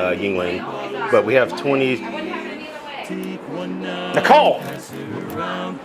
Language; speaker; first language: English; native; English